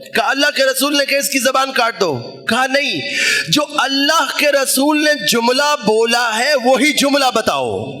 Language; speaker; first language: Urdu; non-native, local second language; Punjabi